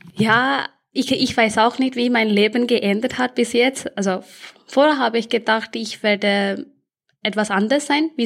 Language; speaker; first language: German; early bilingual, other home language; Tamil